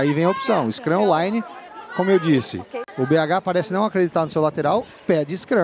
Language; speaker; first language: Portuguese; native; Portuguese